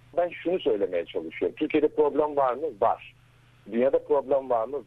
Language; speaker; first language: Turkish; native; Turkish